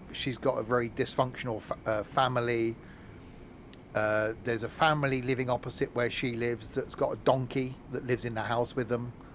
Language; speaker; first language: English; native; English